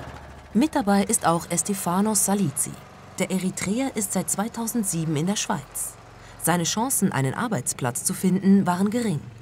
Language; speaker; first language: German; native; German